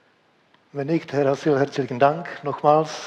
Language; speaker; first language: German; non-native, fluent; Czech